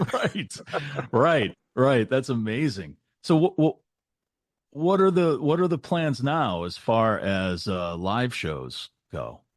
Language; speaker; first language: English; native; English